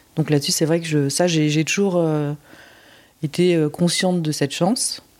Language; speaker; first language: French; native; French